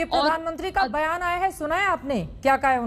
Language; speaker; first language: Hindi; native; Hindi